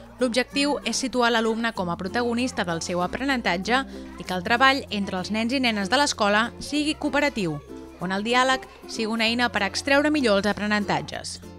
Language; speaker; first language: Catalan; native; Catalan